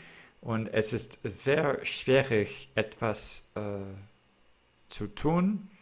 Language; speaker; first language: German; non-native, learner; English